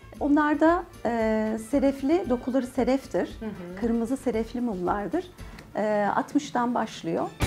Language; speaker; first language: Turkish; native; Turkish